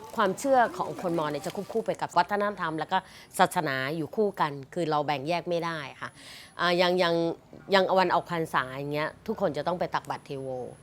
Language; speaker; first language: Thai; non-native, local second language; Mon